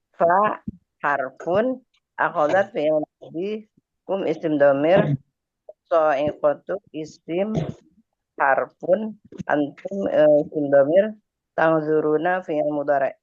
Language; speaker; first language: Arabic; non-native, learner; Indonesian